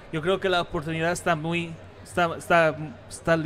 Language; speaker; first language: Spanish; early bilingual, heritage; Spanish